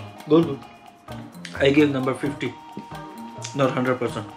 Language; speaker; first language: English; non-native, learner; Urdu